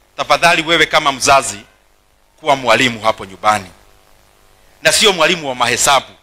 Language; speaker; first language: Swahili; non-native, local second language; Kikuyu